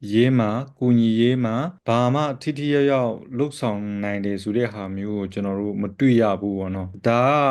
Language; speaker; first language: Burmese; non-native, local second language; Kachin